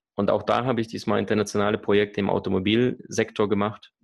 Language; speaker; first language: German; early bilingual, other home language; Russian